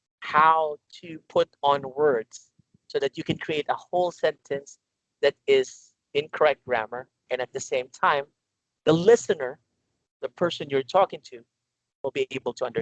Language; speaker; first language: English; non-native, local second language; Filipino